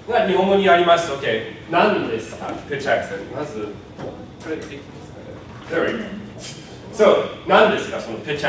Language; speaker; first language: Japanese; non-native, fluent; English